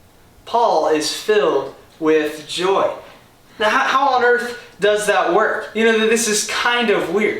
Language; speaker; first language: English; native; English